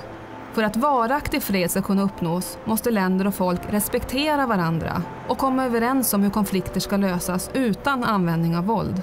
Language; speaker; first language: Swedish; native; Swedish